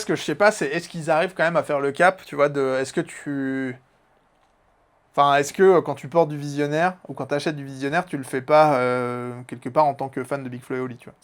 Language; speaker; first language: French; native; French